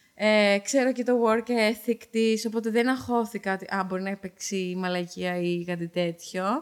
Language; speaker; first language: Greek; early bilingual, heritage; Dutch